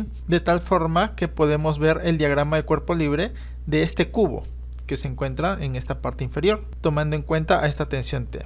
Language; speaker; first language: Spanish; native; Spanish